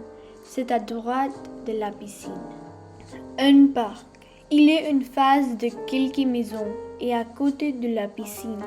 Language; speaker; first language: French; non-native, learner; Spanish